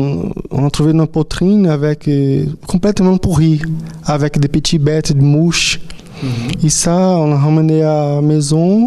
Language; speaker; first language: French; non-native, fluent; Portuguese